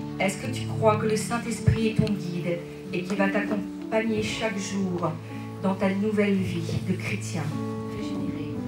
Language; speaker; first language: French; native; French